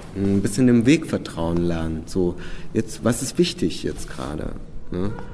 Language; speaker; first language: German; early bilingual, other home language; Czech